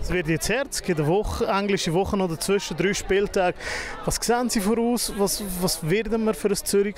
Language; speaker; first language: German; native; German